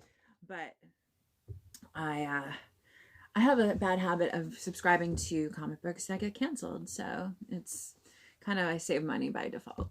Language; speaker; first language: English; native; English